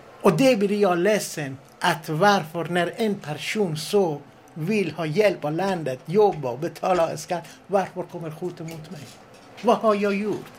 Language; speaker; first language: Swedish; non-native, fluent; Persian